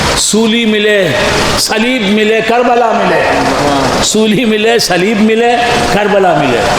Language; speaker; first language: Urdu; native; Urdu